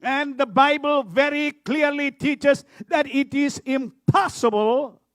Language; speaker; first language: English; non-native, local second language; Malayalam